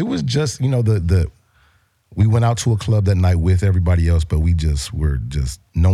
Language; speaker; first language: English; native; English